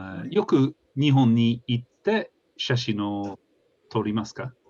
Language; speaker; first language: Japanese; non-native, fluent; English